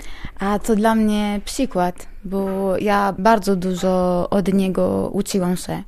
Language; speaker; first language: Polish; non-native, learner; Italian